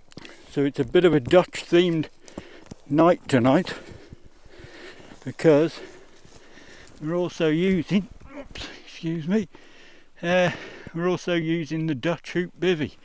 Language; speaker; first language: English; native; English